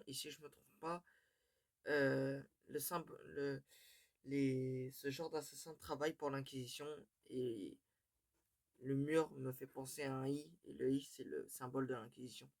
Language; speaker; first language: French; native; French